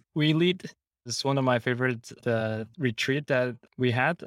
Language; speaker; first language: English; non-native, local second language; Cantonese